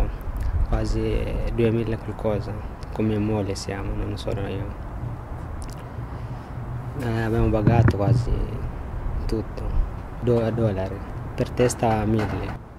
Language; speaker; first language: Italian; non-native, learner; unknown